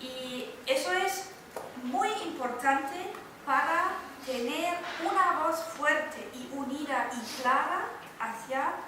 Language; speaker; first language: Spanish; non-native, fluent; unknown